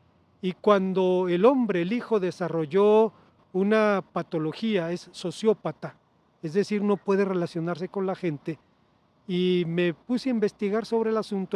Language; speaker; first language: Spanish; native; Spanish